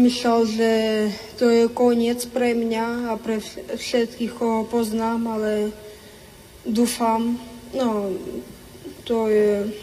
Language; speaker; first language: Slovak; early bilingual, other home language; Ukrainian